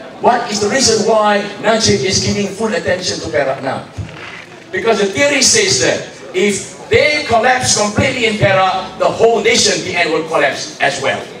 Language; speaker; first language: English; non-native, local second language; Malay